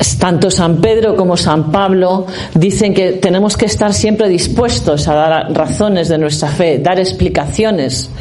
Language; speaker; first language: Spanish; native; Spanish